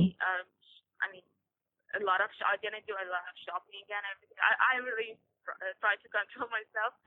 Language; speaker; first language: English; non-native, fluent; Persian